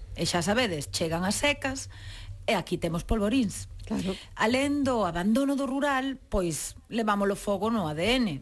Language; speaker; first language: Galician; native; Galician